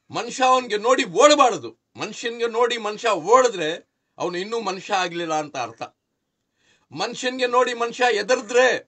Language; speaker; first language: Kannada; non-native, local second language; Urdu